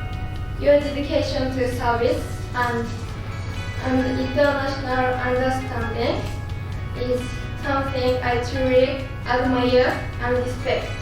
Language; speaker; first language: English; non-native, learner; Japanese